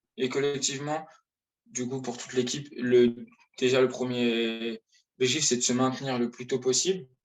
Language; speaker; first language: French; native; French